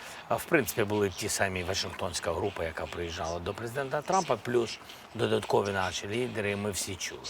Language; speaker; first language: Ukrainian; non-native, local second language; Russian